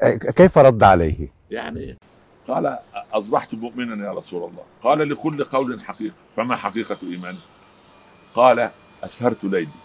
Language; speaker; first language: Arabic; native; Arabic